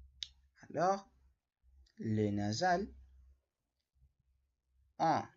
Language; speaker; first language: French; non-native, learner; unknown